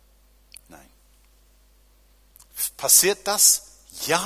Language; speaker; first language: German; non-native, fluent; English